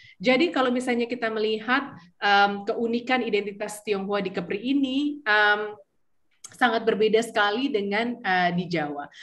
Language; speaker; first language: Indonesian; early bilingual, heritage; Indonesian